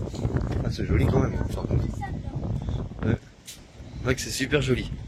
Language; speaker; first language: French; native; French